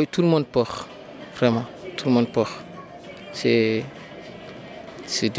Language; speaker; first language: French; non-native, learner; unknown